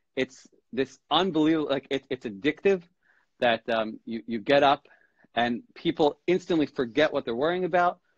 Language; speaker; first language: English; native; English